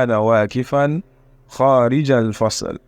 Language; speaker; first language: Arabic; non-native, fluent; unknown